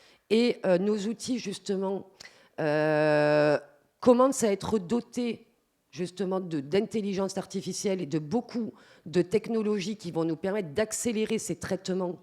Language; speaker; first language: French; native; French